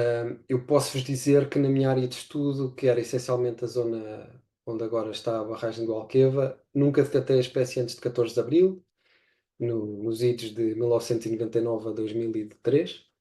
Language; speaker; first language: Portuguese; native; Portuguese